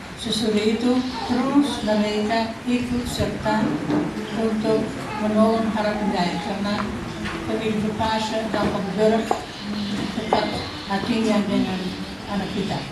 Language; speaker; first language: Indonesian; non-native, fluent; Dutch